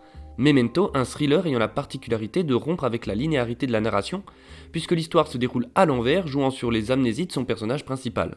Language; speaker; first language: French; native; French